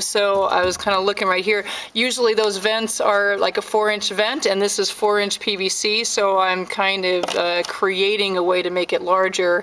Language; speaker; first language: English; native; English